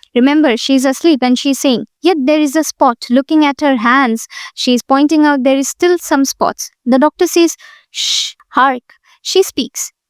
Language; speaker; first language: English; non-native, local second language; Hindi